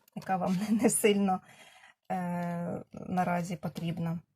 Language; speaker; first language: Ukrainian; non-native, local second language; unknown